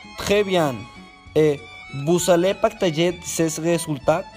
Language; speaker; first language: French; non-native, learner; Spanish